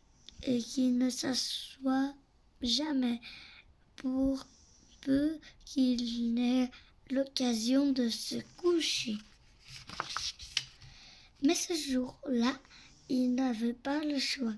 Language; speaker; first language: French; native; French